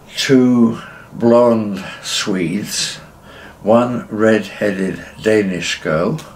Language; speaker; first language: English; native; English